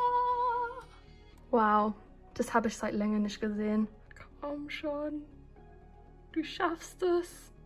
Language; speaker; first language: German; non-native, fluent; English